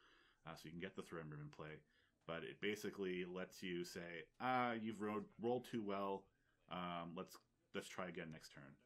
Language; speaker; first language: English; native; English